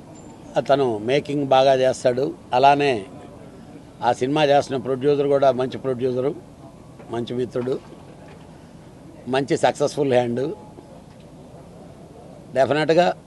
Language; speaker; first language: Telugu; native; Telugu